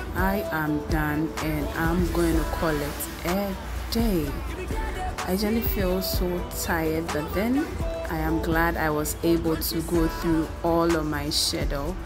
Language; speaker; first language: English; non-native, local second language; Akan